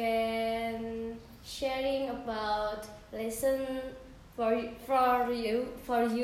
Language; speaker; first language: English; non-native, learner; Indonesian